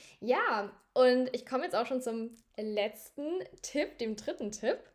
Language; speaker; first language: German; native; German